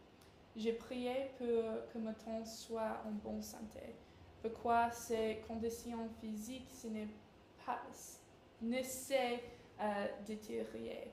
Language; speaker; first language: French; non-native, learner; English